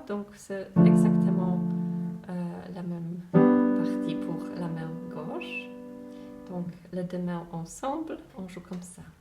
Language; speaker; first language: French; non-native, fluent; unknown